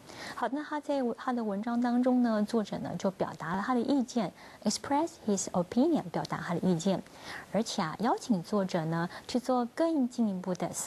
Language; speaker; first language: Chinese; native; Chinese